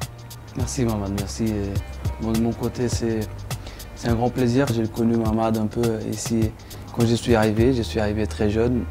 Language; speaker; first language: French; non-native, fluent; Portuguese